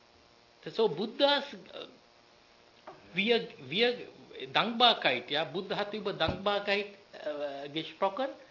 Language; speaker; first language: German; non-native, learner; Sinhala